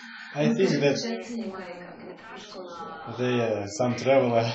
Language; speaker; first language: English; non-native, learner; Russian